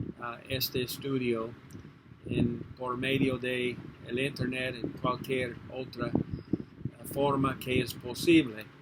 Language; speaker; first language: Spanish; non-native, learner; English